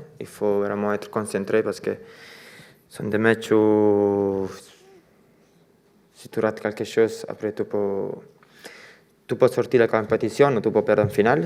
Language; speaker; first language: French; non-native, fluent; Italian